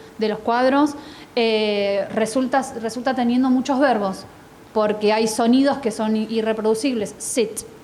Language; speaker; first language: Spanish; native; Spanish